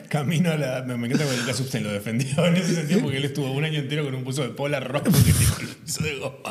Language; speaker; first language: Spanish; native; Spanish